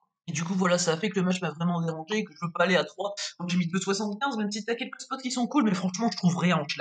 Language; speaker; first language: French; native; French